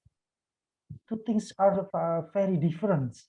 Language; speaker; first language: English; non-native, learner; Indonesian